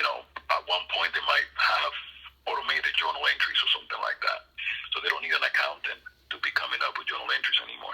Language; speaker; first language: English; non-native, fluent; Spanish